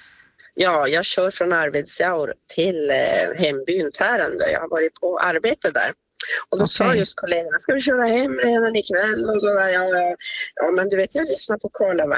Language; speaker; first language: Swedish; native; Swedish